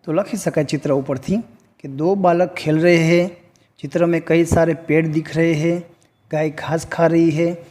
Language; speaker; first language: Hindi; non-native, local second language; Gujarati